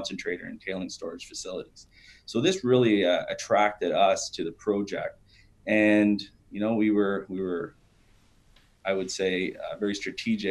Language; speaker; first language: English; native; English